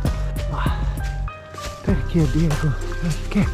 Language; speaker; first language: Italian; non-native, learner; Swedish